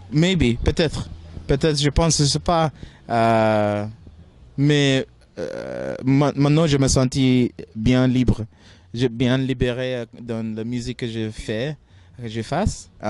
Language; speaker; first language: French; non-native, learner; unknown